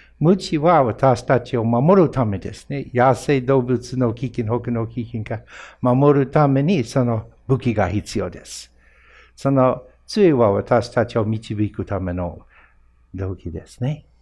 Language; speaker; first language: Japanese; non-native, fluent; English